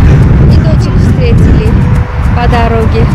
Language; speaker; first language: Russian; non-native, fluent; Armenian